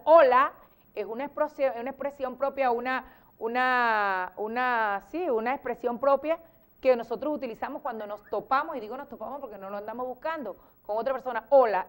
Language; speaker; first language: Spanish; native; Spanish